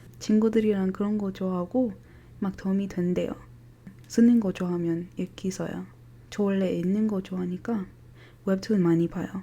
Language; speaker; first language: Korean; non-native, fluent; English